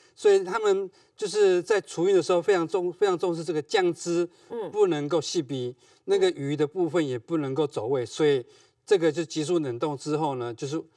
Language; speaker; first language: Chinese; native; Chinese